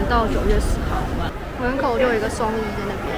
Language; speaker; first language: Chinese; native; Chinese